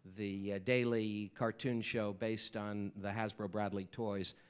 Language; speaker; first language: English; native; English